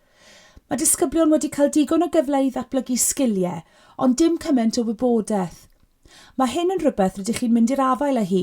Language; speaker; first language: Welsh; native; Welsh